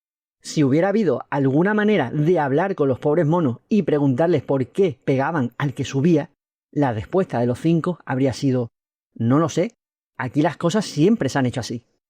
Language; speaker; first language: Spanish; native; Spanish